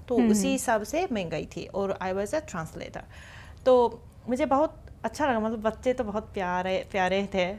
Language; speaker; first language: Hindi; non-native, fluent; Japanese